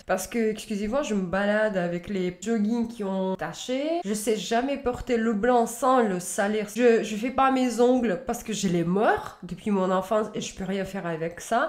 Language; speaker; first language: French; native; French